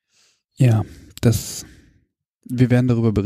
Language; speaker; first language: German; native; German